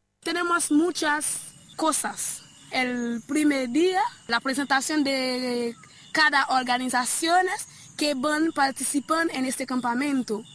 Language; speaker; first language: Spanish; non-native, learner; Haitian Creole